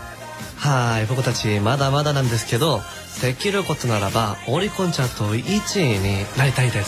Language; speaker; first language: Japanese; non-native, learner; Korean